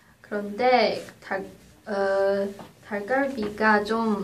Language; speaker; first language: Korean; non-native, learner; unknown